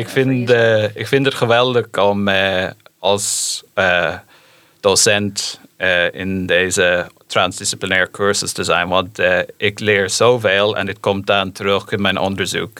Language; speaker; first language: Dutch; non-native, fluent; English